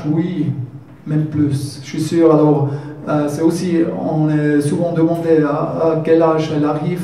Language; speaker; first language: French; non-native, learner; German